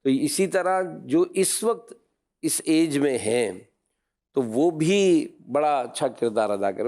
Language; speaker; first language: Urdu; native; Urdu